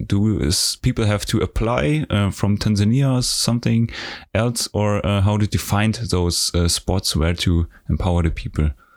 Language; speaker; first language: English; non-native, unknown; German